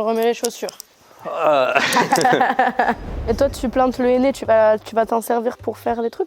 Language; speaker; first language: French; native; French